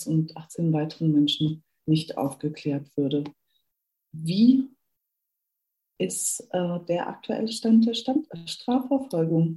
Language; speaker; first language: German; native; German